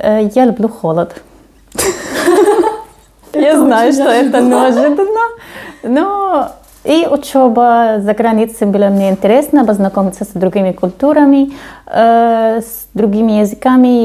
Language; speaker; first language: Russian; non-native, fluent; Arabic